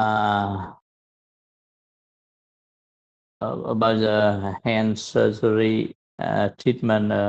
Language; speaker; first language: English; non-native, learner; Vietnamese